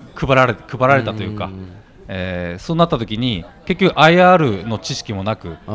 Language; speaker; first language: Japanese; native; Japanese